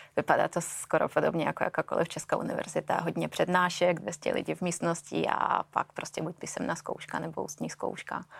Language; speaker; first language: Czech; non-native, fluent; Russian